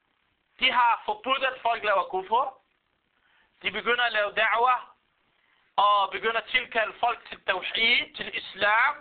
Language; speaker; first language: Danish; non-native, fluent; Arabic